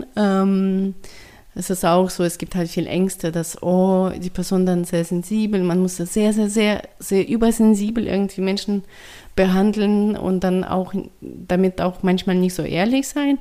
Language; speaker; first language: German; non-native, fluent; Russian